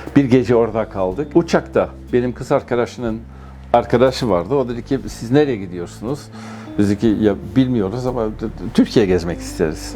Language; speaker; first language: Turkish; non-native, fluent; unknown